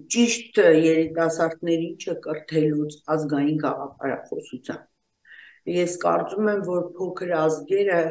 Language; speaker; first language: Armenian; native; Armenian